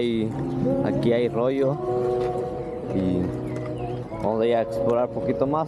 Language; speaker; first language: Spanish; early bilingual, heritage; Spanish